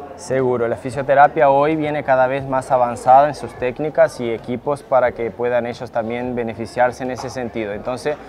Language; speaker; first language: Spanish; early bilingual, heritage; Spanish